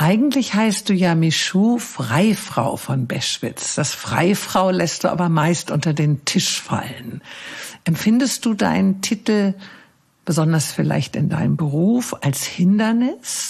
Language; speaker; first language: German; native; German